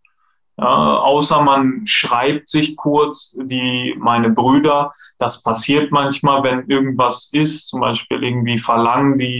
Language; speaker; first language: German; non-native, fluent; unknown